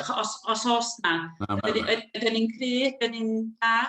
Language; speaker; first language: Welsh; native; Welsh